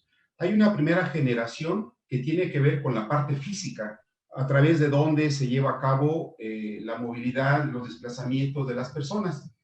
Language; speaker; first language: Spanish; native; Spanish